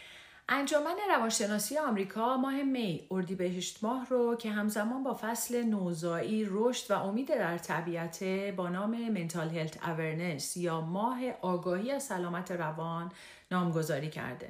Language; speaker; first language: Persian; native; Persian